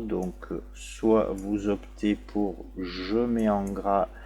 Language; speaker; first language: French; native; French